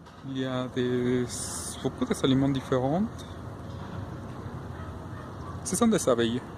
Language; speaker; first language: French; non-native, fluent; Spanish